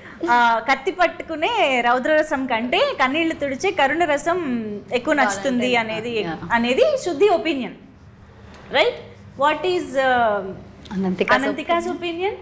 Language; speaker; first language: Telugu; native; Telugu